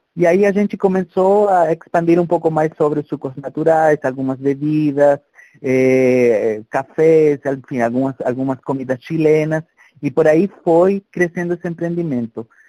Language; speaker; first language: Portuguese; non-native, fluent; Spanish